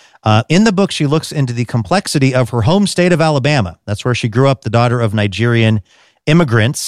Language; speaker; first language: English; native; English